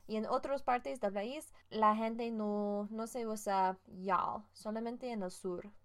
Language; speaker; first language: Spanish; non-native, fluent; English